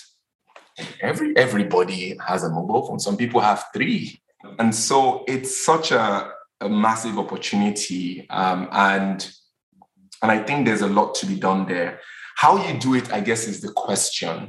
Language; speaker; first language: English; non-native, local second language; Yoruba